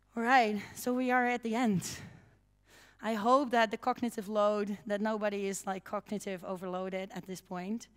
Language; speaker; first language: English; non-native, fluent; Dutch